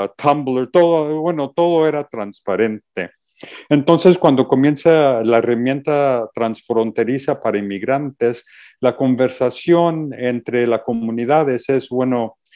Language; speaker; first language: Spanish; early bilingual, heritage; Spanish